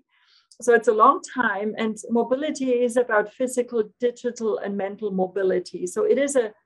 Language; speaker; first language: English; non-native, fluent; German